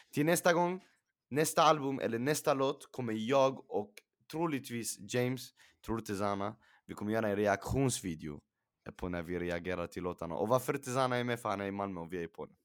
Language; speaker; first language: Swedish; early bilingual, other home language; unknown